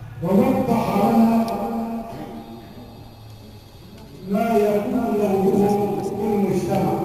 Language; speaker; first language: Arabic; native; Arabic